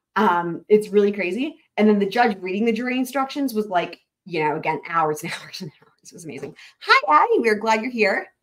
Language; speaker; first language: English; native; English